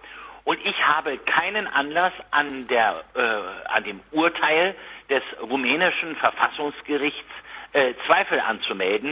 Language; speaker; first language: German; native; German